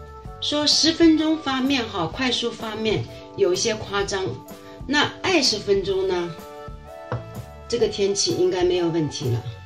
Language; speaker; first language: Chinese; native; Chinese